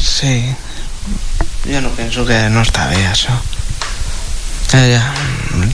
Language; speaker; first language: Catalan; non-native, local second language; Spanish